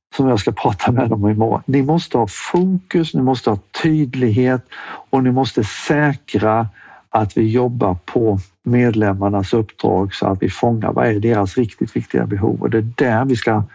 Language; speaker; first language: Swedish; native; Swedish